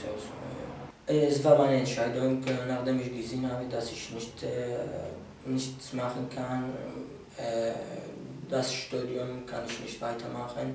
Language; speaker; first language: German; non-native, fluent; Kurdish